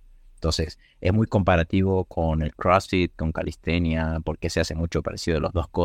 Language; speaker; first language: Spanish; native; Spanish